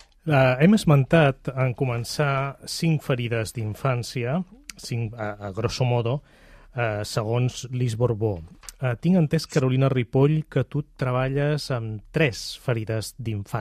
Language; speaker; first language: Catalan; native; Catalan